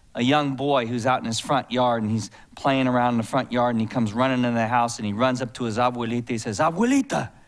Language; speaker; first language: English; native; English